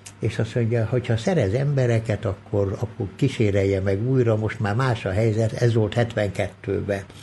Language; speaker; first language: Hungarian; early bilingual, other home language; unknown